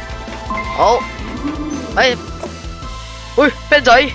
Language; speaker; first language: Chinese; native; Chinese